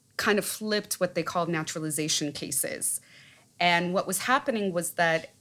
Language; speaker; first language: English; native; English